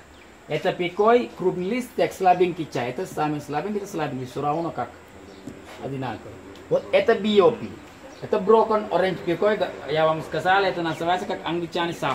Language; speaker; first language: Russian; non-native, learner; Sinhala